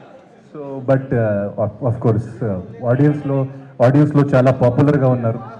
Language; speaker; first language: Telugu; non-native, local second language; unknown